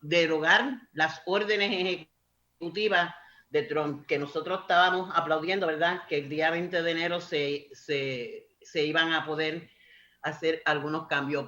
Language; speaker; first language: Spanish; native; Spanish